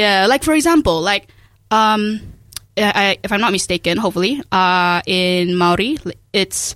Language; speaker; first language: English; non-native, local second language; Malay